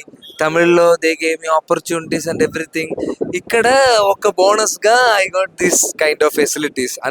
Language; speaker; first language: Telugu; non-native, learner; Malayalam